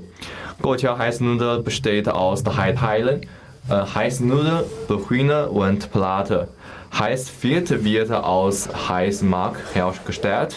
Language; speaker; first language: German; non-native, learner; Chinese